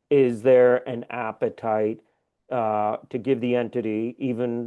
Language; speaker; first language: English; native; English